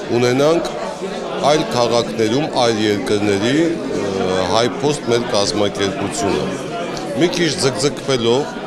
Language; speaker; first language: Armenian; native; Armenian